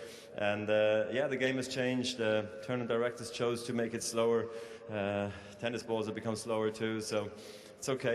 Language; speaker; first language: English; non-native, fluent; German